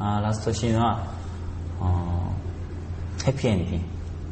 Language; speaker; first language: Japanese; non-native, learner; Korean